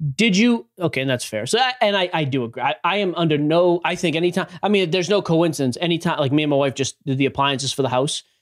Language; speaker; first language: English; native; English